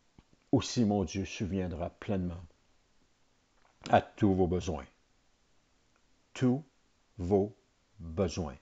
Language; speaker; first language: French; native; French